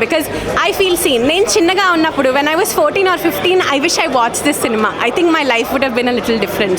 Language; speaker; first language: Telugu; native; Telugu